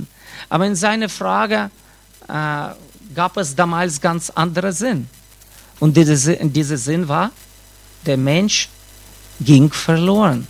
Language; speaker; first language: German; non-native, fluent; Russian